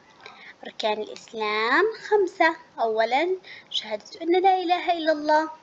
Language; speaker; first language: Arabic; native; Arabic